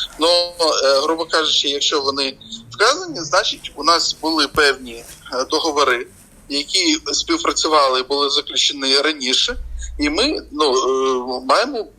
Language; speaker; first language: Ukrainian; non-native, local second language; Russian